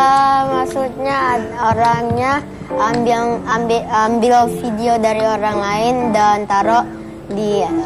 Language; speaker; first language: Indonesian; non-native, learner; English